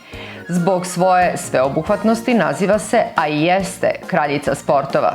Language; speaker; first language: Serbian; native; Serbian